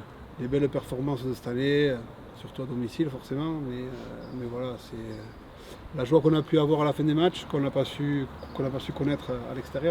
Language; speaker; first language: French; native; French